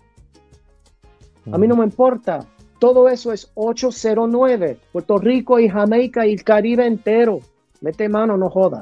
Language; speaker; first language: Spanish; early bilingual, heritage; Spanish